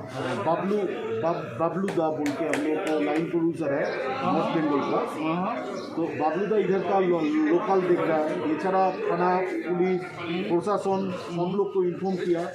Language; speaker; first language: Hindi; non-native, local second language; Bangla